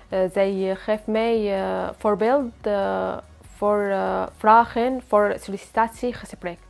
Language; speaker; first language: Dutch; non-native, learner; Arabic